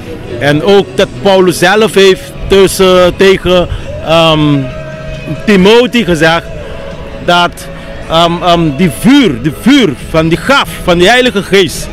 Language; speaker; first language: Dutch; non-native, local second language; Papiamento